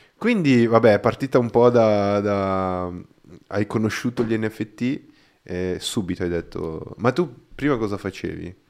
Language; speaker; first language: Italian; non-native, fluent; Portuguese